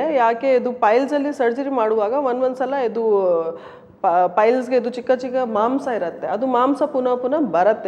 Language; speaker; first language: Kannada; non-native, learner; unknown